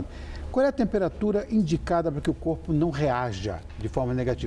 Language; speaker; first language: Portuguese; native; Portuguese